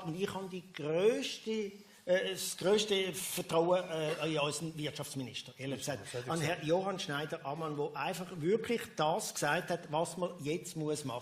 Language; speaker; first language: German; native; German